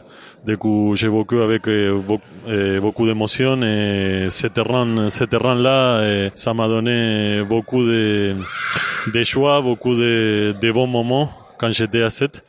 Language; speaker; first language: French; non-native, fluent; Spanish